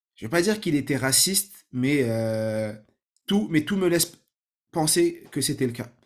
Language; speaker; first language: French; native; French